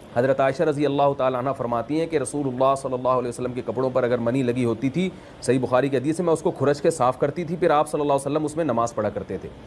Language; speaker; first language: Urdu; native; Urdu